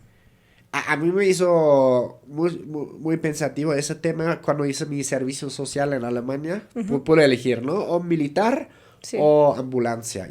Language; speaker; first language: Spanish; native; Spanish